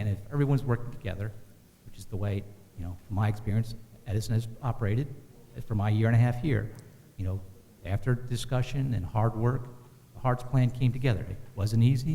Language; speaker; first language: English; native; English